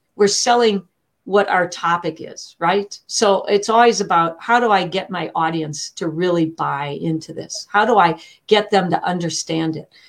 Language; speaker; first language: English; native; English